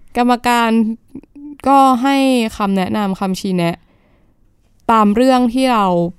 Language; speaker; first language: Thai; native; Thai